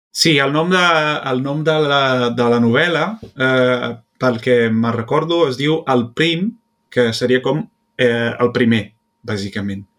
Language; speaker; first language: Catalan; non-native, fluent; Italian